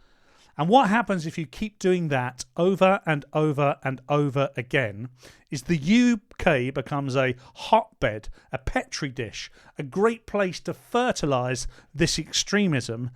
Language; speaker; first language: English; native; English